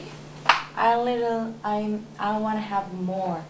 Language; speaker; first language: English; non-native, learner; Korean